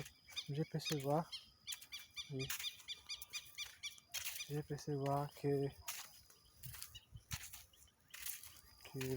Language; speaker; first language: French; non-native, learner; Portuguese